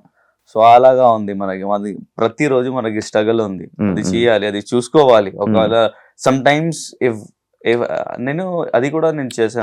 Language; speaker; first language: Telugu; non-native, local second language; Urdu